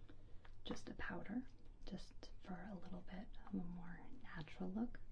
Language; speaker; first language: English; native; English